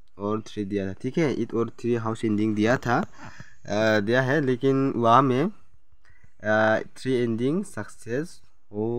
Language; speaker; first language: Hindi; non-native, local second language; Assamese